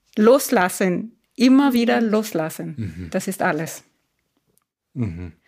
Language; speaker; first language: German; non-native, fluent; Italian